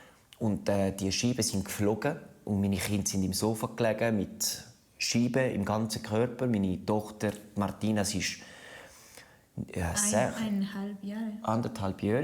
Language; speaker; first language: German; early bilingual, heritage; German